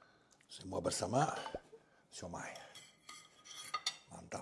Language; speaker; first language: Indonesian; non-native, learner; French